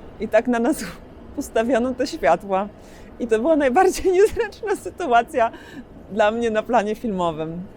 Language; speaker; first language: Polish; native; Polish